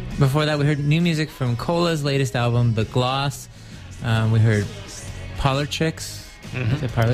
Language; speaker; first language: English; native; English